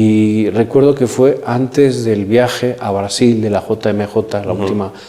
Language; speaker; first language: Spanish; native; Spanish